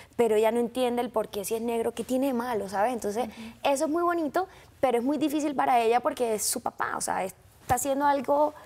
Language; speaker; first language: Spanish; native; Spanish